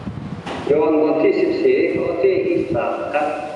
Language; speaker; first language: Thai; non-native, fluent; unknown